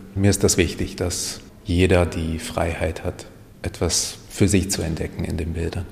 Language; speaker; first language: German; non-native, fluent; Hungarian